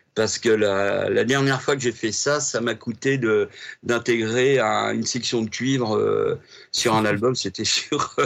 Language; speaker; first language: French; native; French